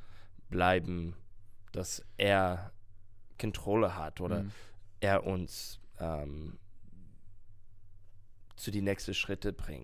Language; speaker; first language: German; non-native, learner; English